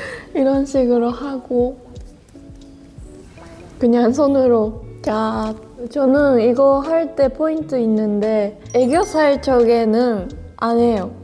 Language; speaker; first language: Korean; non-native, fluent; Japanese